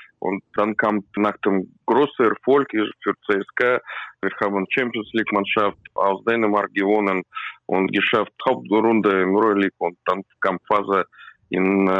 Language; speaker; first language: German; non-native, learner; Russian